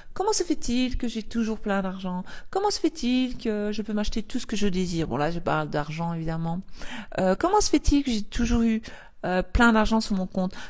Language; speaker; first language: French; native; French